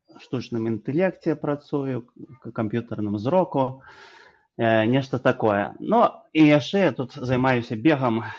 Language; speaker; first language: Belarusian; native; Belarusian